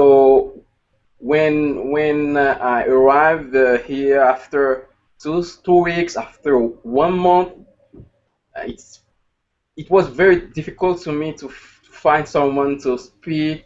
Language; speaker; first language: English; non-native, learner; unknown